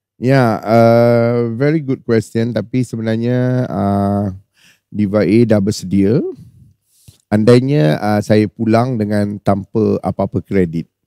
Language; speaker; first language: Malay; native; Malay